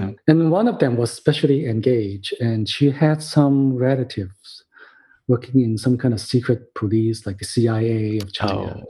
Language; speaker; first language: English; non-native, local second language; Cantonese